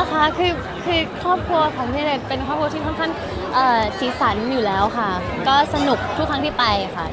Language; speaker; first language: Thai; native; Thai